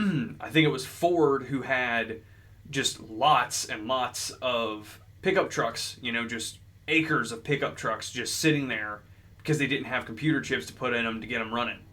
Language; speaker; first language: English; native; English